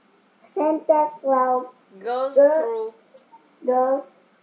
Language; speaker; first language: English; non-native, learner; Vietnamese